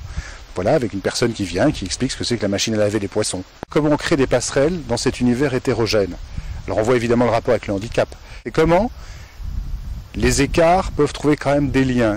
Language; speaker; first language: French; native; French